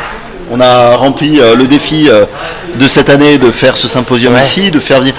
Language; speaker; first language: French; native; French